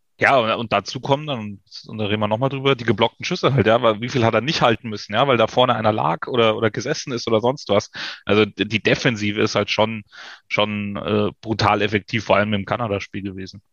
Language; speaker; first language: German; native; German